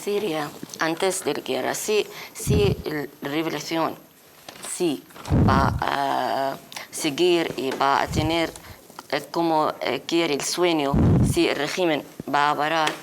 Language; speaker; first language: Spanish; non-native, learner; Arabic